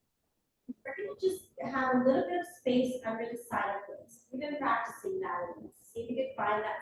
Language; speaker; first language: English; native; English